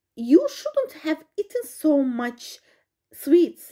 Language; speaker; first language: English; non-native, fluent; Azerbaijani